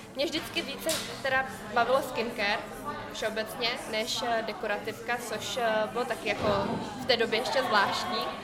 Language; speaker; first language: Czech; early bilingual, other home language; Vietnamese